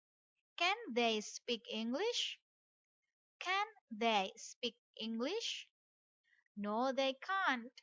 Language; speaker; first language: English; non-native, fluent; Indonesian